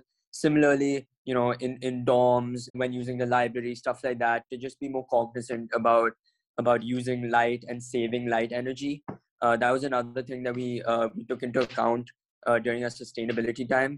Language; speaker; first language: English; non-native, local second language; Hindi